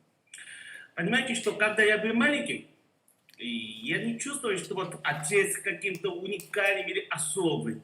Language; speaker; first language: Russian; non-native, learner; Korean